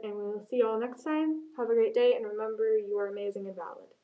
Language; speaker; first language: English; native; English